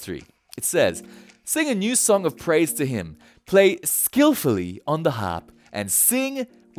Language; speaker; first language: English; native; English